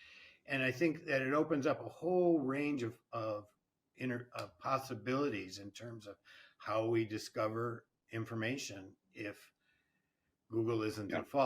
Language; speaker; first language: English; native; English